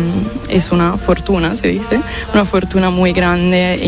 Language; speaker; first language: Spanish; non-native, fluent; Italian